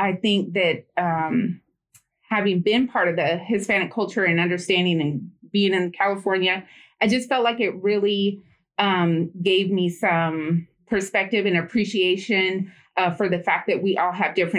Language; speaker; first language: English; native; English